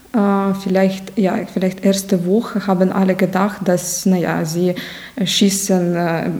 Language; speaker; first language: German; non-native, fluent; Ukrainian